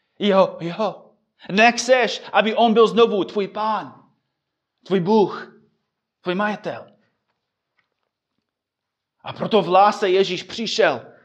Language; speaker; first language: Czech; non-native, fluent; English